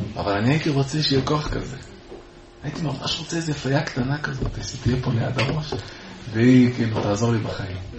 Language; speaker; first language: Hebrew; native; Hebrew